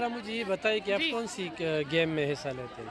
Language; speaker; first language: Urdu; non-native, local second language; Pashto